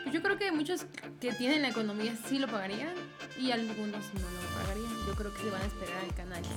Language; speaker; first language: Spanish; native; Spanish